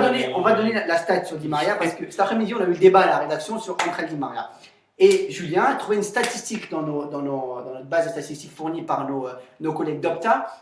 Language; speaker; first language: French; native; French